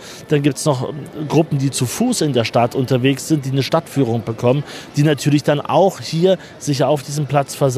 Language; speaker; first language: German; native; German